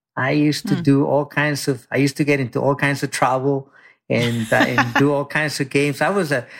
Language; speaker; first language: English; early bilingual, other home language; Spanish